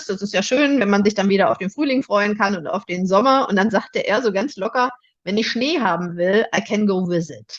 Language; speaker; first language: German; native; German